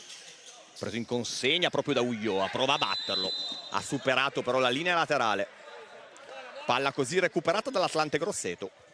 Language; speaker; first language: Italian; native; Italian